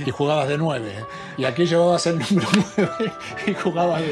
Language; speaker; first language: Spanish; native; Spanish